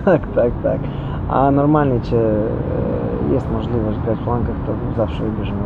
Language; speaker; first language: Polish; non-native, learner; Russian